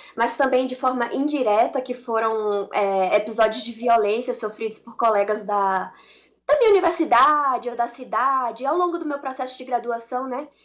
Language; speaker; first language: Portuguese; native; Portuguese